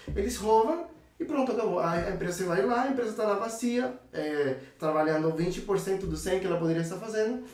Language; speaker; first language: Portuguese; non-native, fluent; Spanish